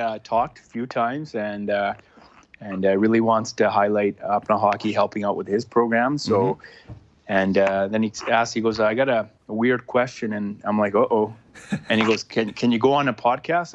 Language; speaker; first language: English; non-native, fluent; Punjabi